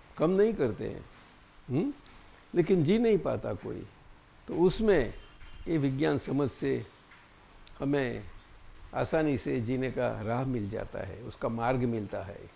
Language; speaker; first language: Hindi; non-native, local second language; Gujarati